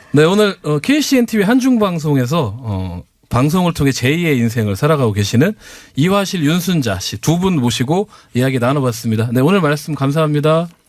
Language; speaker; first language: Korean; native; Korean